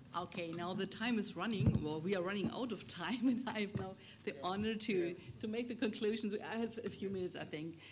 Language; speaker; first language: English; non-native, fluent; German